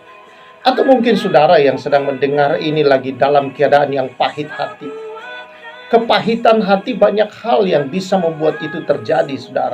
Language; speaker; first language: Indonesian; native; Indonesian